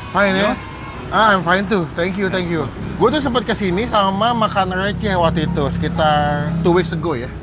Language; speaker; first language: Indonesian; native; Indonesian